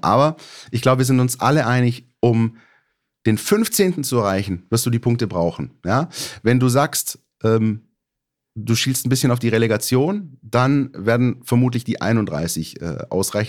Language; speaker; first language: German; native; German